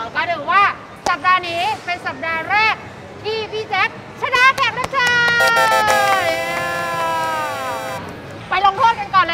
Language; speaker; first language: Thai; native; Thai